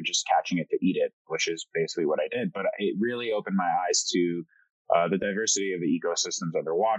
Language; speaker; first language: English; early bilingual, other home language; French